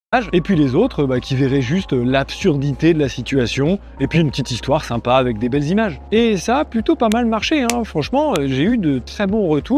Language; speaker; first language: French; native; French